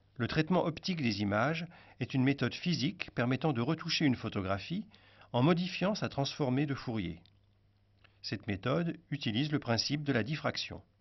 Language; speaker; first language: French; native; French